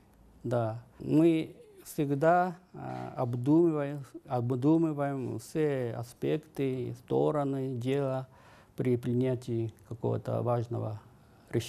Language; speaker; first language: Russian; non-native, fluent; Japanese